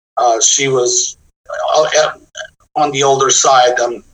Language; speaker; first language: English; non-native, fluent; Bosnian